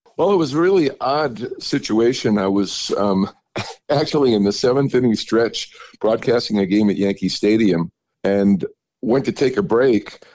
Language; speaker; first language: English; native; English